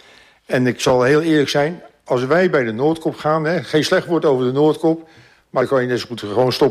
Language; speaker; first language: Dutch; native; Dutch